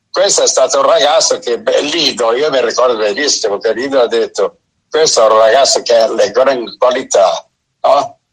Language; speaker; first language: Italian; non-native, fluent; Portuguese